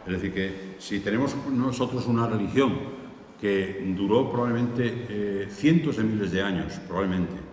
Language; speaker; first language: Spanish; native; Spanish